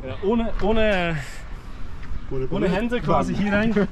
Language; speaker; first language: German; native; German